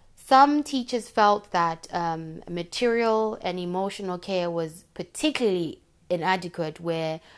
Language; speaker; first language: English; non-native, local second language; Shona